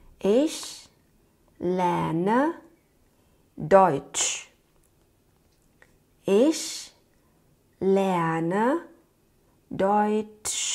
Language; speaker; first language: German; non-native, fluent; Thai